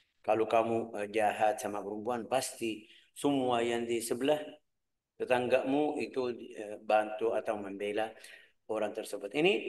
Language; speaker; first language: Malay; non-native, fluent; Arabic